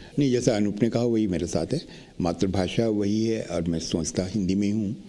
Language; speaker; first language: Hindi; native; Hindi